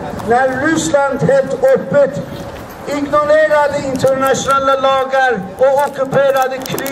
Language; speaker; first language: Swedish; non-native, fluent; Azerbaijani